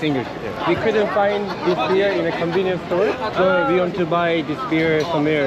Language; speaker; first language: English; non-native, learner; Korean